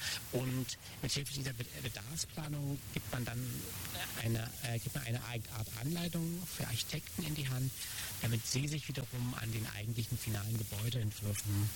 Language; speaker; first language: German; native; German